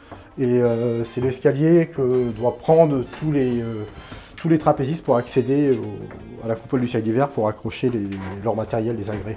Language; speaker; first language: French; native; French